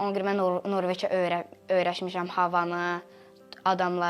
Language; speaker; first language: Azerbaijani; early bilingual, heritage; Azerbaijani